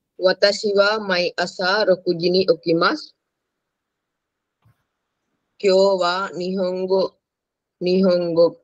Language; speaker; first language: Japanese; non-native, learner; Sinhala